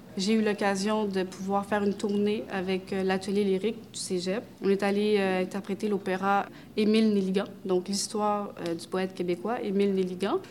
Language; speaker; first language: French; early bilingual, other home language; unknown